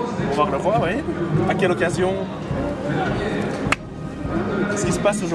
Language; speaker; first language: French; native; French